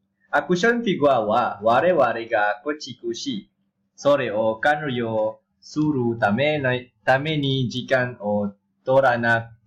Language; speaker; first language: Japanese; non-native, learner; Malay